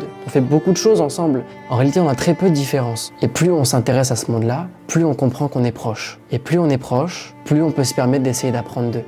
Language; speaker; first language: French; native; French